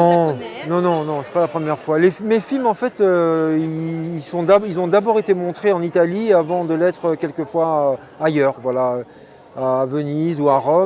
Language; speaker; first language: French; non-native, local second language; Arabic